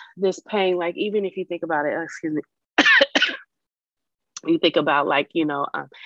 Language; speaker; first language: English; native; English